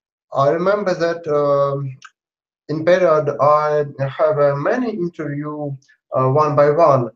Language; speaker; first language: English; non-native, learner; Russian